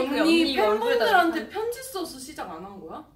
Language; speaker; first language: Korean; native; Korean